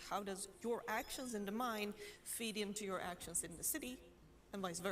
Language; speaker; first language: English; non-native, fluent; Swedish